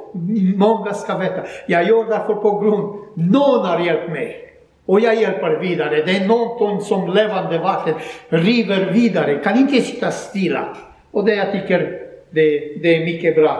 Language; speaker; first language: Swedish; non-native, learner; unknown